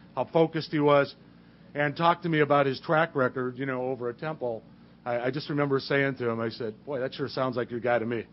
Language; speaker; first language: English; native; English